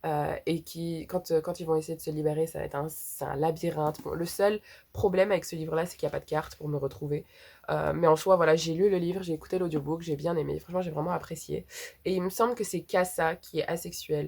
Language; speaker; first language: French; native; French